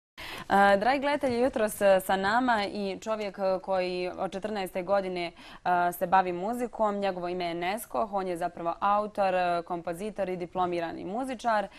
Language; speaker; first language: Bosnian; native; Bosnian